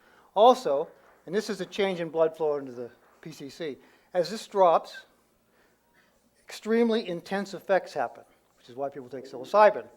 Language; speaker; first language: English; native; English